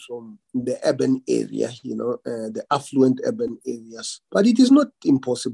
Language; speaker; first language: English; non-native, local second language; Venda